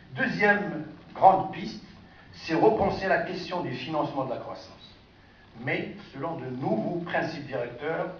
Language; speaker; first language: French; non-native, local second language; Arabic